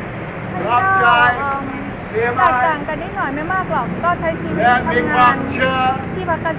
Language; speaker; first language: Thai; native; Thai